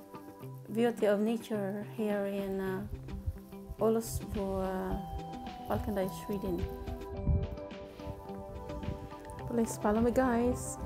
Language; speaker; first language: English; non-native, learner; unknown